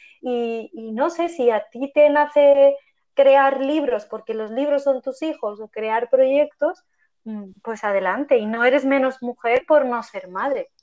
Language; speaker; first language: Spanish; non-native, fluent; Armenian